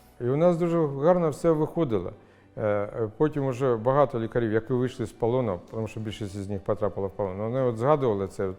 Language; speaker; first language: Ukrainian; non-native, local second language; Russian